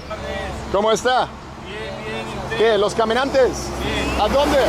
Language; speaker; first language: Spanish; non-native, learner; English